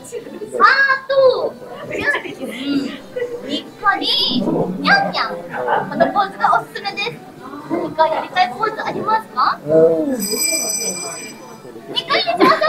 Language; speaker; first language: Japanese; native; Japanese